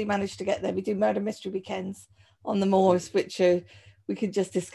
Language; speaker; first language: English; native; English